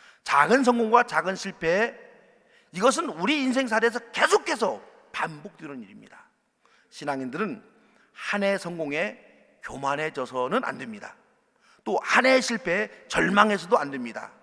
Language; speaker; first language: Korean; native; Korean